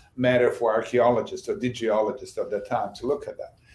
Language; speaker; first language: English; non-native, fluent; Bosnian